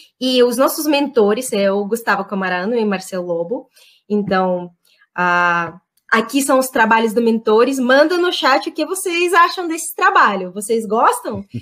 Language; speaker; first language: Portuguese; non-native, fluent; Russian